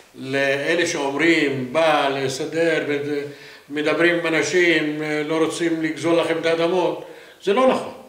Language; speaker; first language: Hebrew; non-native, local second language; Arabic